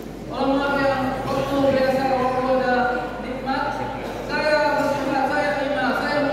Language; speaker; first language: Indonesian; non-native, learner; Arabic